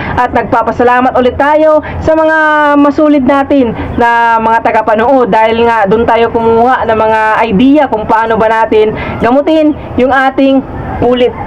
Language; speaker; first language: Filipino; non-native, local second language; Cebuano